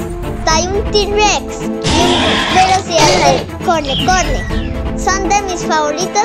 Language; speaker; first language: Spanish; early bilingual, heritage; Spanish